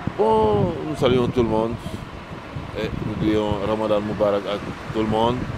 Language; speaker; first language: French; non-native, local second language; Wolof